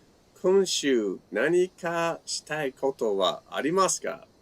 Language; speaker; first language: Japanese; non-native, fluent; English